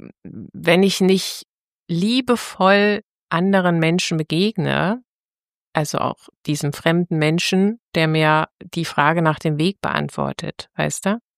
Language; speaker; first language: German; native; German